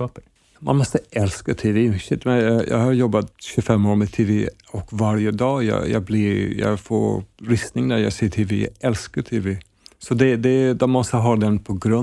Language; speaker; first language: Swedish; non-native, fluent; English